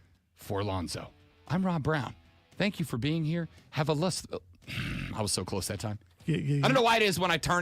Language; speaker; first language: English; native; English